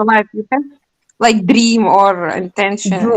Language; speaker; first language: English; non-native, learner; Russian